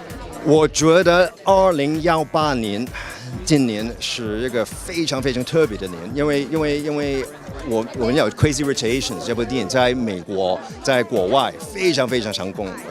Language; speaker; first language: Chinese; early bilingual, heritage; Chinese